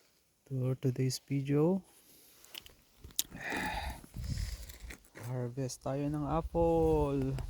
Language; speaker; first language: Filipino; native; Filipino